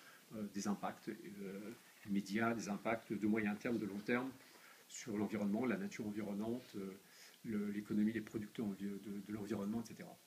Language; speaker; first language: French; native; French